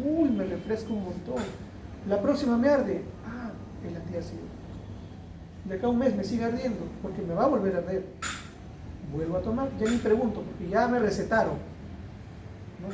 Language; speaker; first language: Spanish; native; Spanish